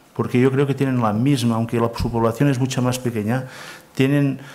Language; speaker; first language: Spanish; non-native, local second language; Catalan